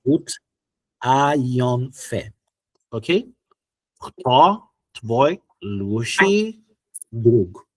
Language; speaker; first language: Russian; non-native, learner; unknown